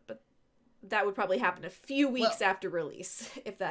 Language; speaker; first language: English; native; English